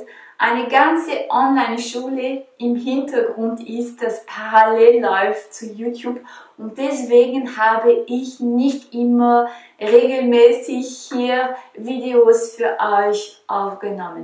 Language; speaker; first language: German; non-native, fluent; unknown